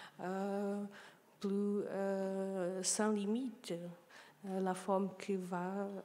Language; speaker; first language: French; non-native, learner; Portuguese